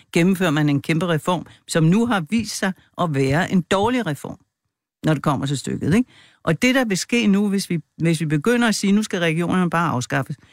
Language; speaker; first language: Danish; native; Danish